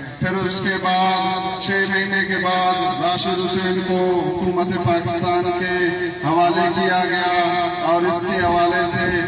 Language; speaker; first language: Urdu; non-native, local second language; Baluchi